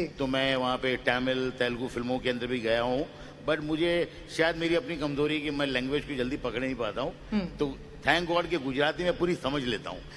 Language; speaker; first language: Hindi; native; Hindi